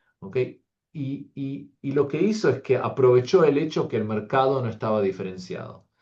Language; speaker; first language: Spanish; early bilingual, heritage; Spanish